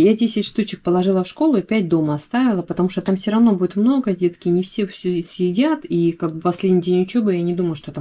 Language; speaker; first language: Russian; native; Russian